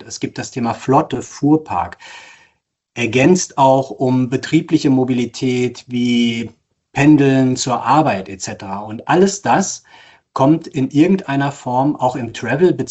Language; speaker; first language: German; native; German